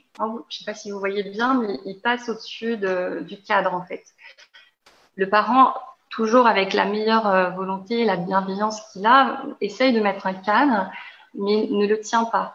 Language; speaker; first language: French; native; French